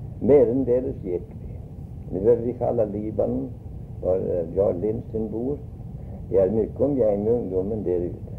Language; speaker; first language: Swedish; early bilingual, heritage; Swedish